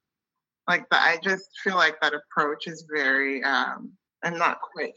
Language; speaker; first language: English; early bilingual, other home language; Akan